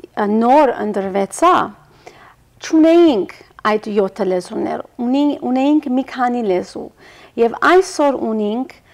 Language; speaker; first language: Armenian; early bilingual, heritage; Armenian